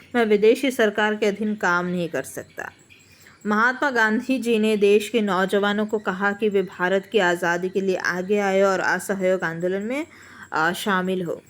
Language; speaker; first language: Hindi; non-native, local second language; Bangla